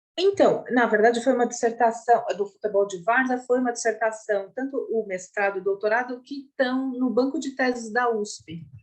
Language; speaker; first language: Portuguese; native; Portuguese